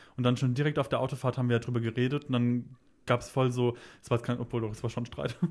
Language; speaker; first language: German; native; German